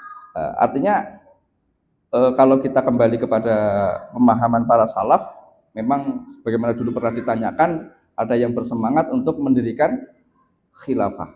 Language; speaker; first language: Indonesian; native; Indonesian